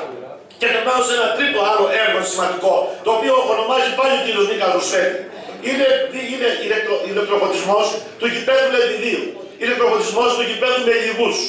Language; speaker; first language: Greek; native; Greek